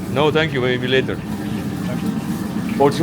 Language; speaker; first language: English; non-native, learner; Hungarian